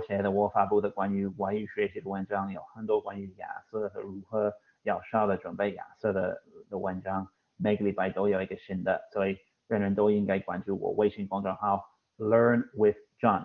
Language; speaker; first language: Chinese; non-native, fluent; English